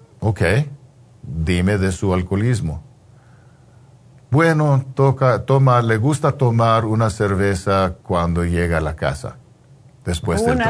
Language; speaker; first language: Spanish; non-native, fluent; English